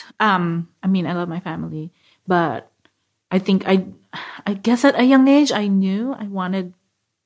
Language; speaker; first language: English; non-native, local second language; Filipino